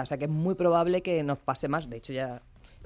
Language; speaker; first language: Spanish; native; Spanish